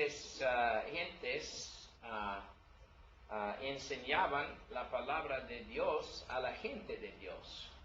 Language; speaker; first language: Spanish; non-native, learner; English